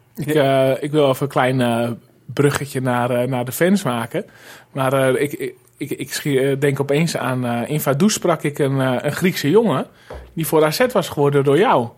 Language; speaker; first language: Dutch; native; Dutch